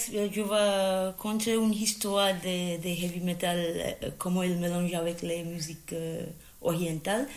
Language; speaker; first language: French; non-native, learner; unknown